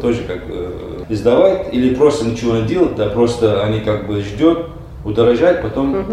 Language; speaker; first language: Russian; non-native, learner; Turkish